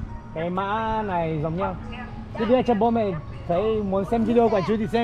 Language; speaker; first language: Vietnamese; non-native, fluent; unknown